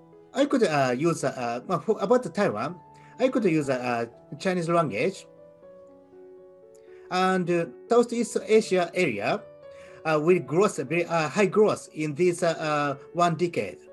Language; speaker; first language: English; non-native, learner; Japanese